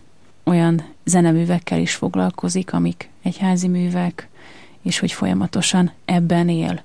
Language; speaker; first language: Hungarian; native; Hungarian